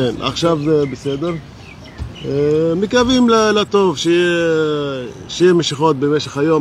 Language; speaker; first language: Hebrew; non-native, local second language; Arabic